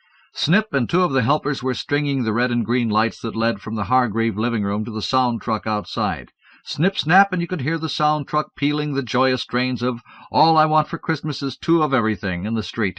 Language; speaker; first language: English; native; English